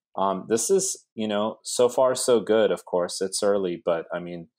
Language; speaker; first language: English; native; English